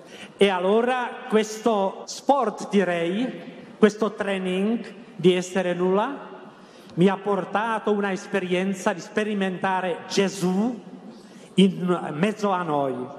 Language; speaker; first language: Italian; non-native, fluent; Czech